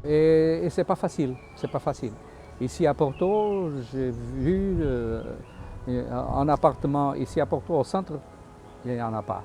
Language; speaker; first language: French; non-native, fluent; Portuguese